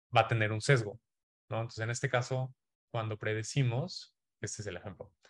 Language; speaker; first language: Spanish; native; Spanish